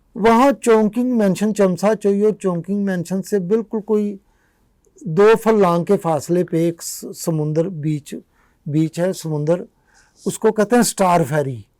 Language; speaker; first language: Urdu; non-native, local second language; Punjabi